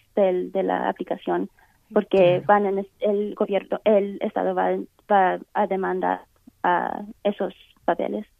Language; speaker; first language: Spanish; early bilingual, heritage; Spanish